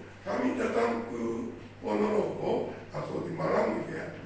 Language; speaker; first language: Indonesian; non-native, fluent; Japanese